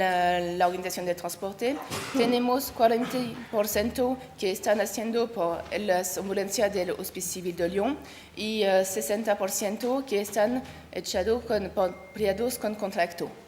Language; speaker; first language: Spanish; non-native, learner; French